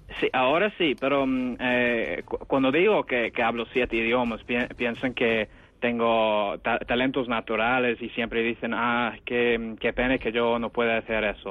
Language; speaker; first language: Spanish; non-native, fluent; English